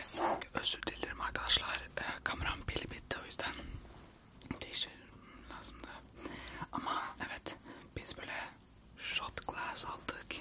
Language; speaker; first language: Turkish; early bilingual, heritage; Turkish